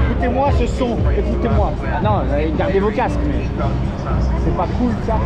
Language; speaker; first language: French; native; French